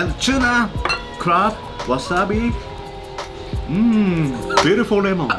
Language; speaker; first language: English; non-native, learner; Japanese